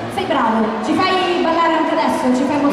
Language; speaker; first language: Italian; native; Italian